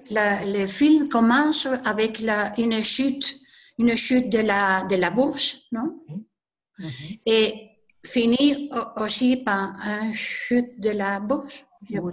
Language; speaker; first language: French; non-native, learner; Spanish